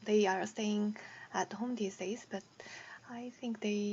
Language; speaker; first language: English; non-native, learner; Korean